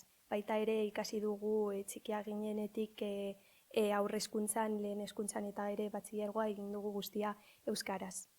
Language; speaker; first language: Basque; early bilingual, other home language; Arabic